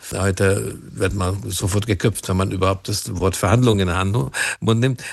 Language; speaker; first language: German; non-native, fluent; Hungarian